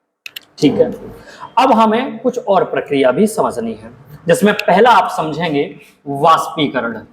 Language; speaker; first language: Hindi; native; Hindi